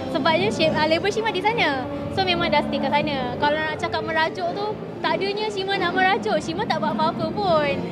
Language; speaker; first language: Malay; native; Malay